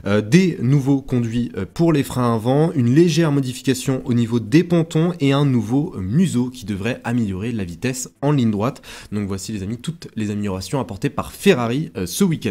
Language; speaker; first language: French; native; French